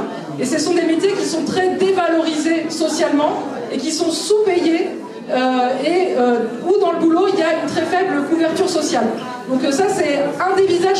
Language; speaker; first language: French; native; French